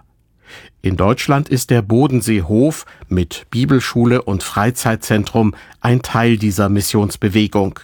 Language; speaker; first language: German; native; German